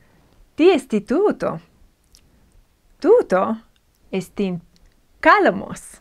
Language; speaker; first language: Greek; non-native, fluent; English